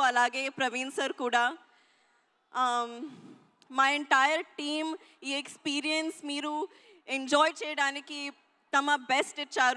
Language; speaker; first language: Telugu; non-native, learner; Hindi